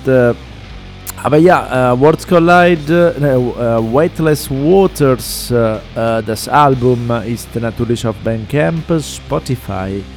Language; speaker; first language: German; non-native, fluent; Italian